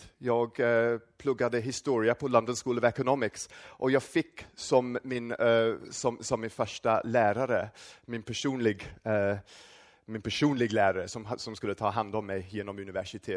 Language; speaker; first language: Swedish; non-native, fluent; English